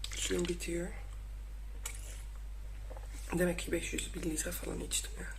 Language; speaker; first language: Turkish; non-native, learner; Dutch